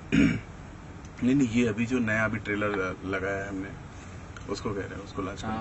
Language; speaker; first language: Hindi; native; Hindi